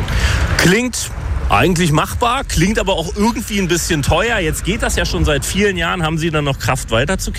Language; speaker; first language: German; native; German